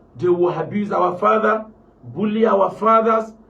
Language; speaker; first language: English; non-native, local second language; Yoruba